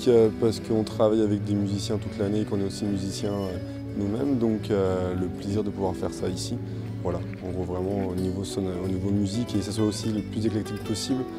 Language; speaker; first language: French; native; French